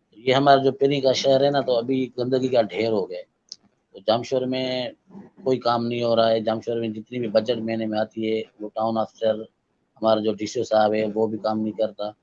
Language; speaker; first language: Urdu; non-native, local second language; Sindhi